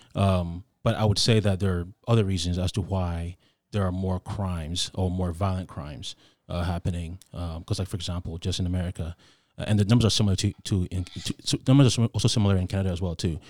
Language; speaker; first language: English; non-native, local second language; Akan